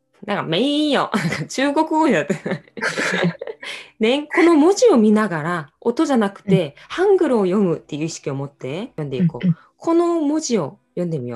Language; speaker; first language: Japanese; non-native, fluent; Korean